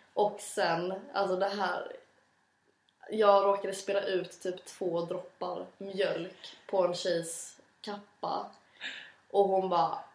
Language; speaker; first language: Swedish; native; Swedish